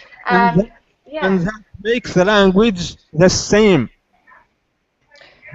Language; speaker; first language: English; non-native, learner; Arabic